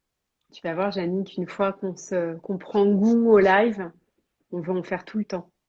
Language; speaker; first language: French; native; French